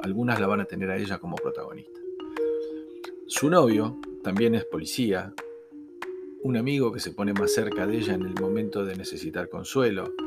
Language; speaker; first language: Spanish; native; Spanish